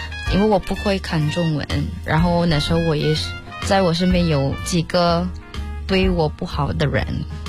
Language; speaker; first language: Chinese; non-native, fluent; Malay